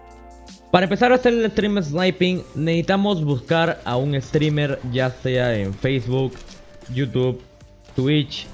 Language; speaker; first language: Spanish; native; Spanish